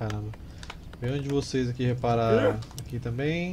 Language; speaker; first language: Portuguese; native; Portuguese